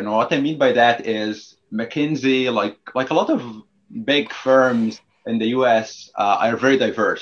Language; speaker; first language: English; non-native, fluent; Arabic